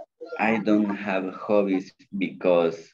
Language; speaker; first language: English; non-native, learner; Spanish